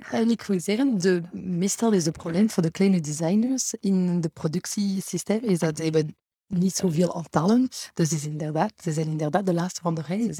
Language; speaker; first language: Dutch; non-native, fluent; French